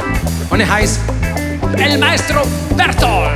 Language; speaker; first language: German; non-native, learner; Spanish